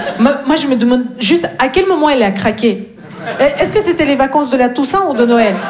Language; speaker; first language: French; non-native, fluent; Russian